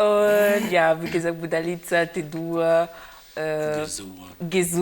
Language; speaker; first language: German; non-native, learner; Haitian Creole